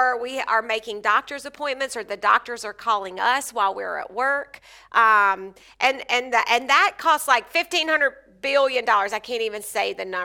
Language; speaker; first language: English; native; English